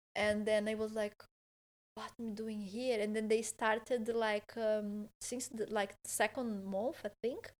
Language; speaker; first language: English; non-native, fluent; Portuguese